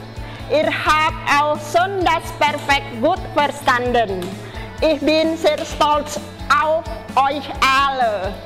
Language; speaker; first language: German; non-native, fluent; Indonesian